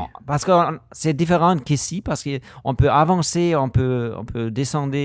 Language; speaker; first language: French; non-native, learner; German